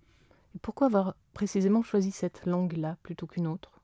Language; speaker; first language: French; native; French